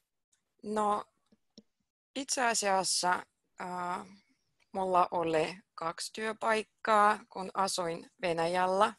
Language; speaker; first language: Finnish; non-native, fluent; Russian